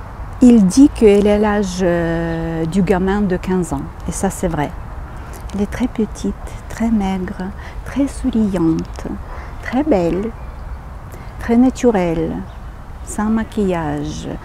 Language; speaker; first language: French; non-native, fluent; Ukrainian